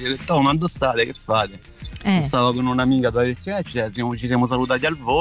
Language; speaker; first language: Italian; native; Italian